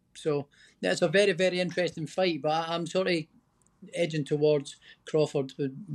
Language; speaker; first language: English; native; English